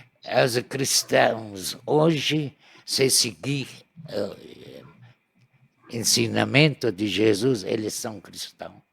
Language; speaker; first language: Portuguese; non-native, learner; Arabic